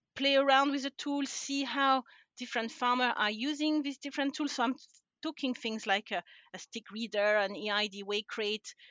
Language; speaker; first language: English; non-native, fluent; French